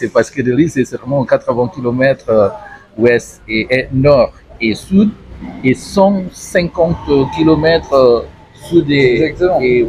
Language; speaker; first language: French; non-native, learner; Indonesian